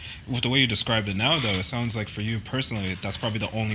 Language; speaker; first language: English; native; English